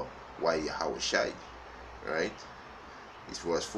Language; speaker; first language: English; native; English